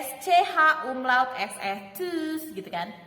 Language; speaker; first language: German; non-native, fluent; Indonesian